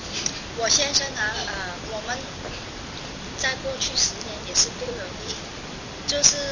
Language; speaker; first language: Chinese; non-native, fluent; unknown